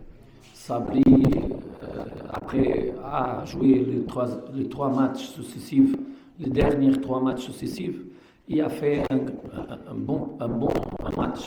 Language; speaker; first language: French; non-native, fluent; Portuguese